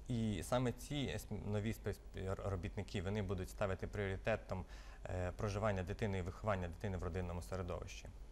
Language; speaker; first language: Ukrainian; native; Ukrainian